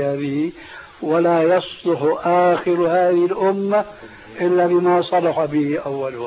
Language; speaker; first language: Arabic; early bilingual, other home language; Albanian